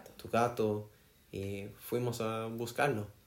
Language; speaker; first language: Spanish; non-native, learner; English